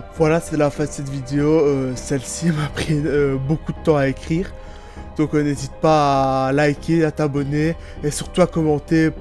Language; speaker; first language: French; native; French